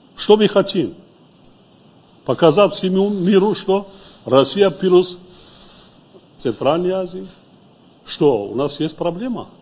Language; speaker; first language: Russian; non-native, local second language; Tajik